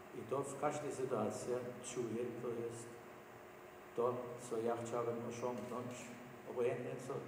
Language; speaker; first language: Polish; non-native, learner; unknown